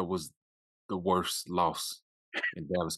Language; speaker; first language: English; native; English